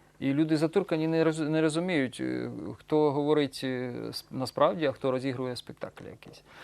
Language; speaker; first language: Ukrainian; non-native, local second language; Russian